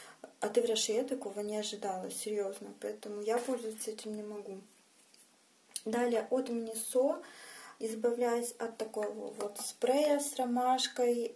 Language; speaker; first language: Russian; native; Russian